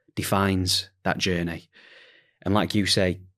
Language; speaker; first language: English; native; English